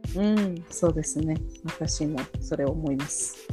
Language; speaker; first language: Japanese; non-native, fluent; Spanish